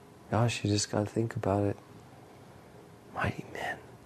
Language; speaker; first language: English; native; English